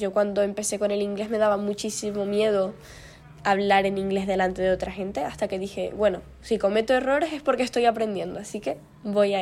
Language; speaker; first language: Spanish; native; Spanish